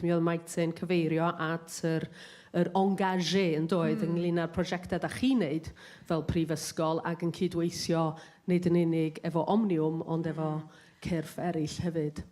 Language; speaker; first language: Welsh; native; Welsh